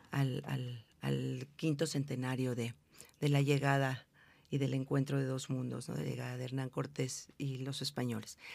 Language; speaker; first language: Spanish; native; Spanish